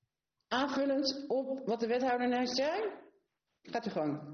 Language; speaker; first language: Dutch; native; Dutch